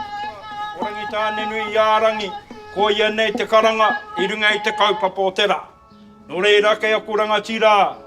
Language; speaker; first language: Māori; non-native, local second language; English